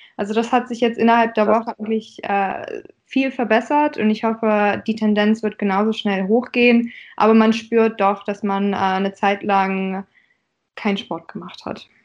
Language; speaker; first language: German; early bilingual, other home language; Russian